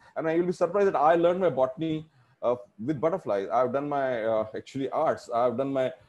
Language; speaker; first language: English; non-native, local second language; Marathi